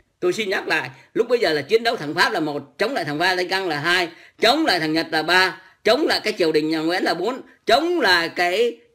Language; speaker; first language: Vietnamese; native; Vietnamese